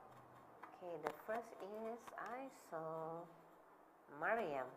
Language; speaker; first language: English; non-native, learner; Indonesian